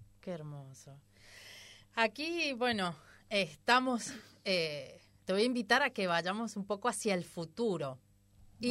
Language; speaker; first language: Spanish; native; Spanish